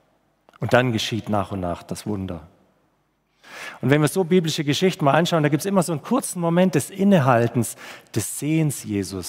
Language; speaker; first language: German; native; German